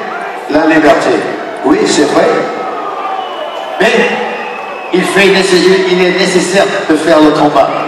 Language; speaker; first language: French; non-native, learner; English